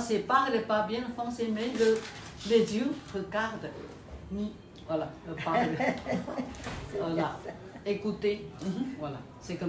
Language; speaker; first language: French; non-native, learner; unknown